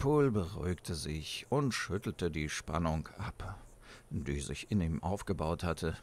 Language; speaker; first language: German; native; German